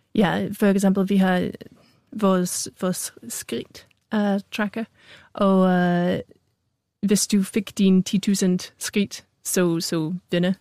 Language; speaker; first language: Danish; non-native, fluent; English